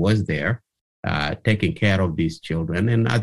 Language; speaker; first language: English; non-native, local second language; Acoli